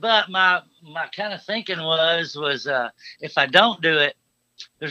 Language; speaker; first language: English; native; English